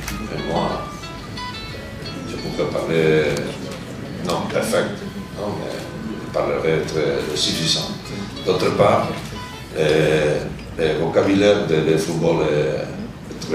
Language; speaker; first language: French; non-native, learner; Spanish